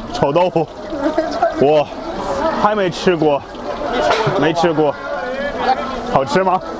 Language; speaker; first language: Chinese; non-native, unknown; German